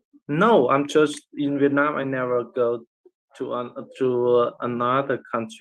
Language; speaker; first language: English; non-native, learner; Vietnamese